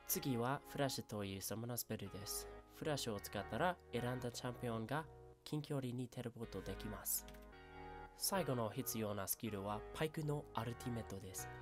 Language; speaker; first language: Japanese; non-native, learner; English